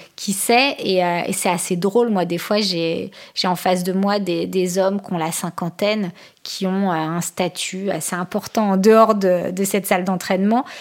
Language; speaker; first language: French; native; French